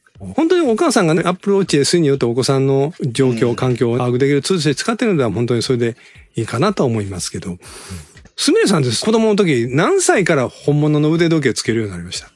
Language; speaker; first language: Japanese; native; Japanese